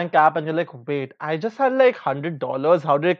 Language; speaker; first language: English; non-native, local second language; Hindi